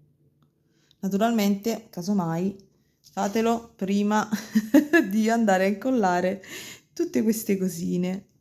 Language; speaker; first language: Italian; native; Italian